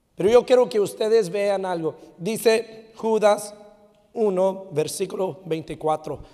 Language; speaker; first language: Spanish; early bilingual, heritage; Spanish